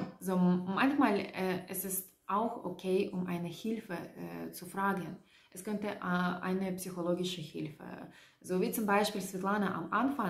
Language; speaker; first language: German; non-native, learner; Russian